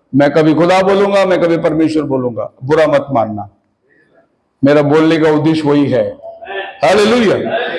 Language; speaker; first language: Hindi; non-native, local second language; Tamil